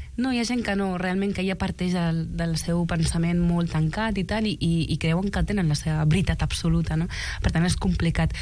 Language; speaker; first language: Catalan; early bilingual, other home language; Arabic